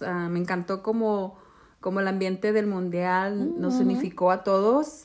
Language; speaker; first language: Spanish; early bilingual, heritage; Spanish